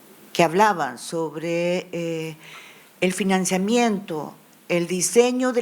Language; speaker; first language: Spanish; native; Spanish